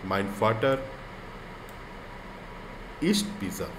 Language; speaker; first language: German; non-native, learner; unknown